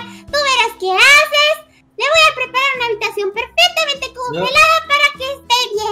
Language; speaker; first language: Spanish; native; Spanish